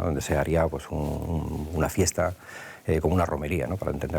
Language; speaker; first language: Spanish; native; Spanish